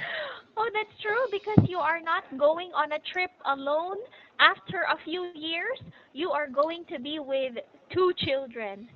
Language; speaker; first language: English; non-native, fluent; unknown